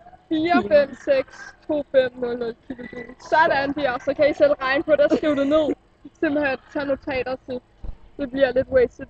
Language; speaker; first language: Danish; native; Danish